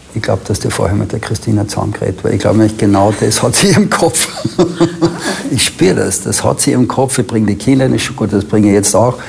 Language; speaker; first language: German; native; German